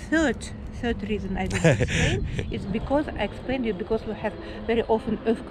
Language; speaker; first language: English; non-native, fluent; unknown